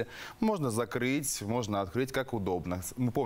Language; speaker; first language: Russian; native; Russian